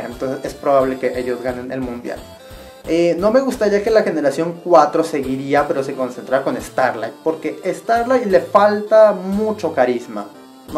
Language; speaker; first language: Spanish; native; Spanish